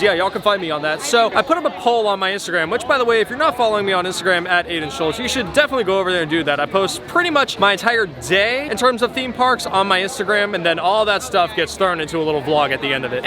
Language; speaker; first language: English; native; English